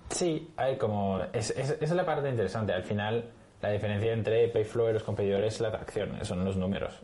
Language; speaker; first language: Spanish; non-native, fluent; French